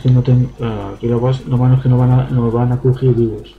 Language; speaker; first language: Spanish; native; Spanish